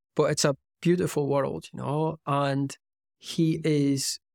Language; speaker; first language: English; native; English